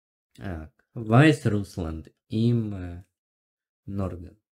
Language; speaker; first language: German; non-native, learner; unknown